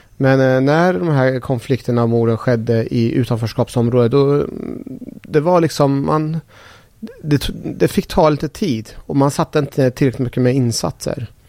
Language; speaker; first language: Swedish; early bilingual, other home language; Persian